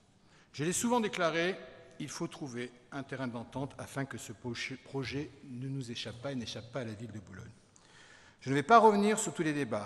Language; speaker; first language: French; native; French